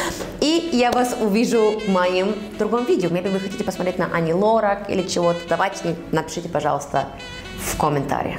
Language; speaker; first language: Russian; early bilingual, heritage; Russian